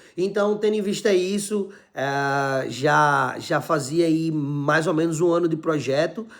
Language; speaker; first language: Portuguese; native; Portuguese